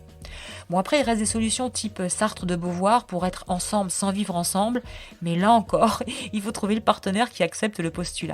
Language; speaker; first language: French; native; French